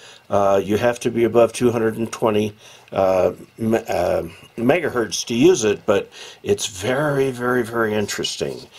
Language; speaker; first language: English; native; English